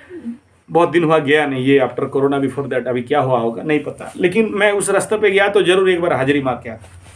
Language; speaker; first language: Hindi; non-native, local second language; Odia